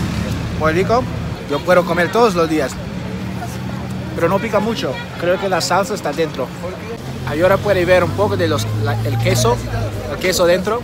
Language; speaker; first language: Spanish; non-native, fluent; English